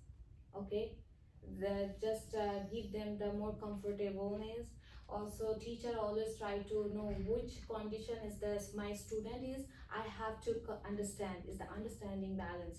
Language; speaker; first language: English; non-native, fluent; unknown